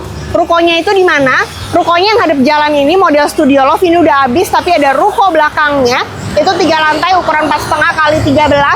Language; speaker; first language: Indonesian; native; Indonesian